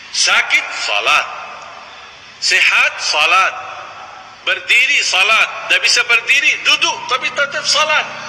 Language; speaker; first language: Malay; non-native, fluent; Arabic